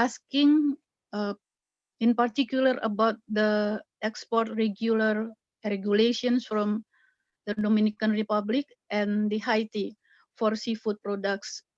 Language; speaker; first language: English; non-native, fluent; Indonesian